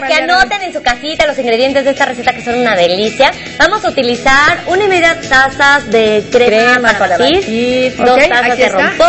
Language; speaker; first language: Spanish; native; Spanish